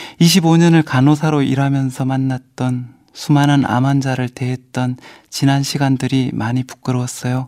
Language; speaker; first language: Korean; native; Korean